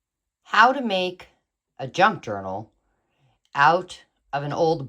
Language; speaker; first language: English; native; English